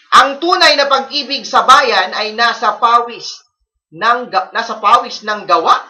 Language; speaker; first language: Filipino; non-native, local second language; Iloko